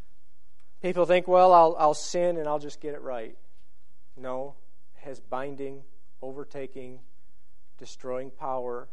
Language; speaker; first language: English; native; English